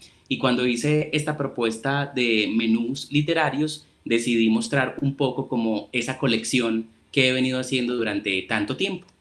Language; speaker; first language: Spanish; native; Spanish